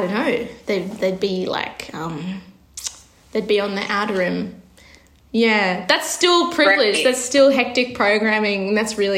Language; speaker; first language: English; native; English